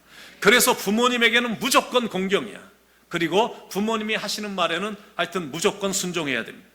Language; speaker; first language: Korean; native; Korean